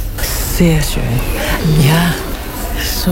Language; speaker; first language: German; non-native, learner; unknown